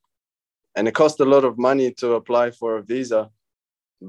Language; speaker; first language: English; early bilingual, other home language; Romanian